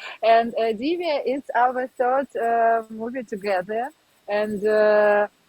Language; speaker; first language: English; non-native, learner; Ukrainian